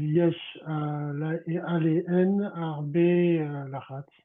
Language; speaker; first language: Hebrew; non-native, learner; French